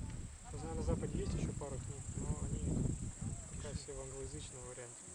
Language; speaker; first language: Russian; native; Russian